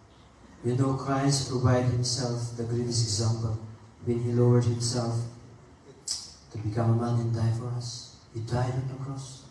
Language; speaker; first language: English; non-native, local second language; Filipino